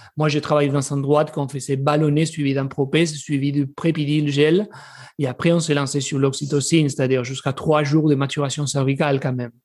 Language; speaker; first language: French; non-native, fluent; Spanish